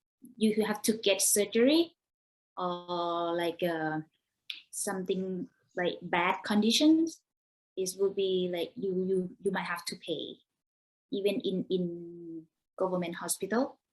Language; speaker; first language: English; non-native, learner; Thai